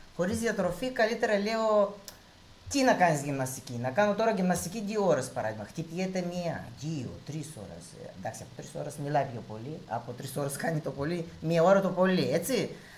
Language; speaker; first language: Greek; non-native, fluent; Russian